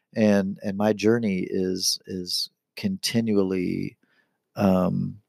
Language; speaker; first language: English; native; English